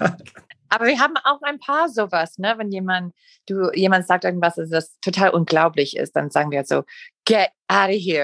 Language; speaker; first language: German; non-native, fluent; English